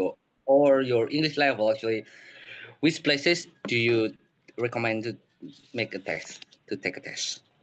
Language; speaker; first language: English; non-native, learner; Indonesian